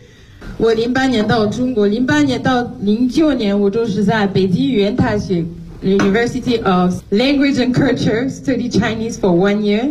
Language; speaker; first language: Chinese; non-native, fluent; French